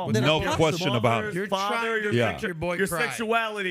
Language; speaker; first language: English; native; English